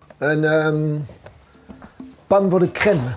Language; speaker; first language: Dutch; non-native, fluent; French